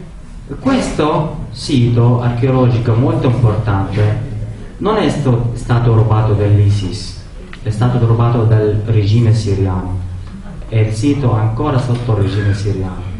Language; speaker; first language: Italian; non-native, learner; Arabic